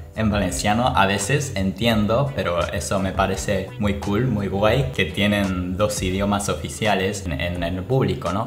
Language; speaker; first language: Spanish; non-native, fluent; Japanese